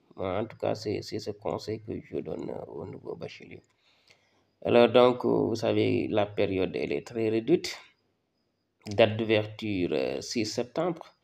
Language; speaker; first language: French; non-native, local second language; Wolof